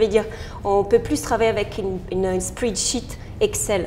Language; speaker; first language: French; non-native, fluent; Portuguese